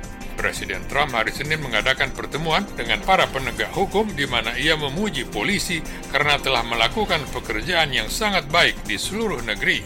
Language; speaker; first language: Indonesian; native; Indonesian